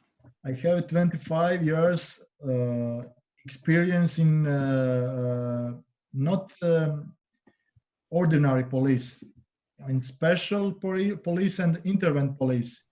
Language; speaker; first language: English; non-native, learner; Croatian